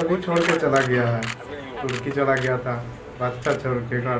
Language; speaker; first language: Hindi; non-native, local second language; Nepali